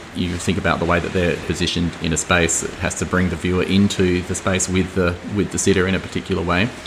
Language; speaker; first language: English; native; English